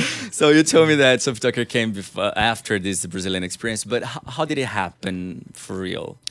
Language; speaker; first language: English; non-native, fluent; Portuguese